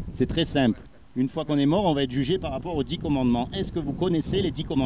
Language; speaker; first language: French; native; French